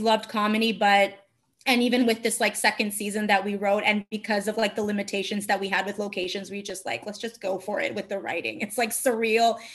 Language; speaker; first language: English; non-native, fluent; Italian